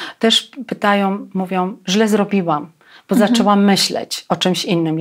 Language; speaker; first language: Polish; non-native, fluent; Russian